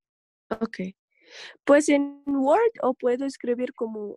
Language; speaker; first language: Spanish; non-native, learner; Russian